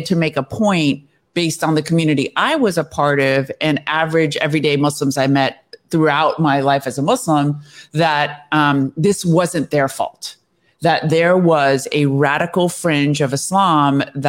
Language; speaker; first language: English; native; English